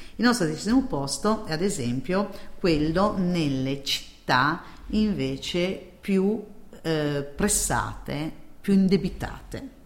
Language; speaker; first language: Italian; native; Italian